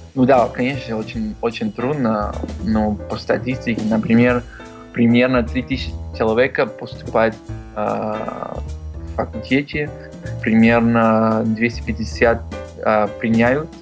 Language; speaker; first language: Russian; non-native, learner; Spanish